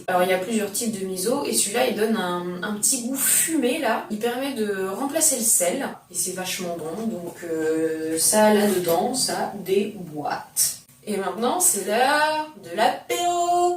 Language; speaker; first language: French; native; French